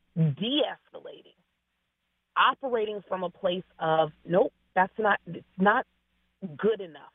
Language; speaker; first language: English; native; English